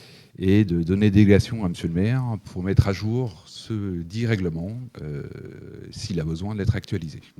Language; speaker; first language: French; native; French